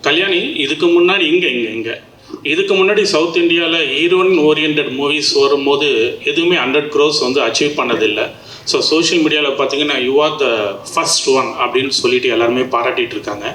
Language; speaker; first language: Tamil; non-native, local second language; Malayalam